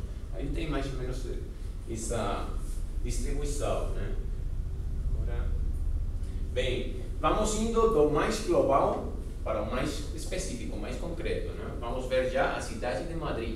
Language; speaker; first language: Portuguese; non-native, fluent; Spanish